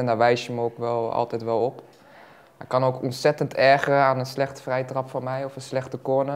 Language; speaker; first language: Dutch; native; Dutch